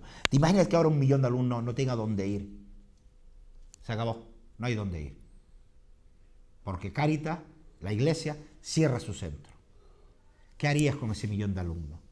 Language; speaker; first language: Spanish; native; Spanish